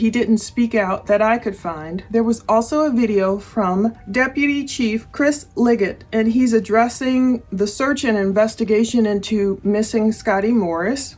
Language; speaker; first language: English; native; English